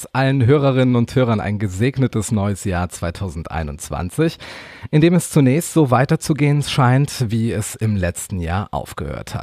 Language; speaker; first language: German; native; German